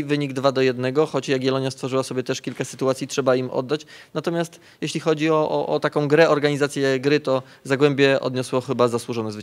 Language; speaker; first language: Polish; native; Polish